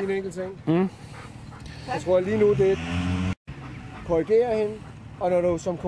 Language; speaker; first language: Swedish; non-native, learner; Danish